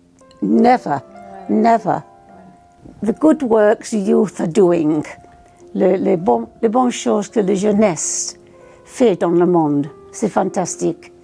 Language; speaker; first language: French; non-native, fluent; English